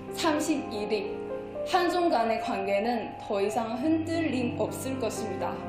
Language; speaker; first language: Korean; non-native, fluent; Chinese